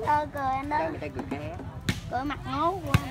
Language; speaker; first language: Vietnamese; native; Vietnamese